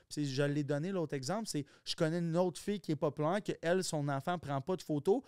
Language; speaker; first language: French; native; French